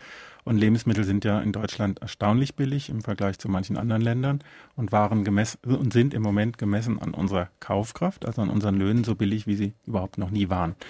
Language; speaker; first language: German; native; German